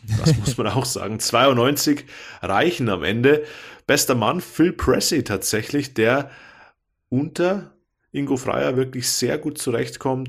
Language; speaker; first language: German; native; German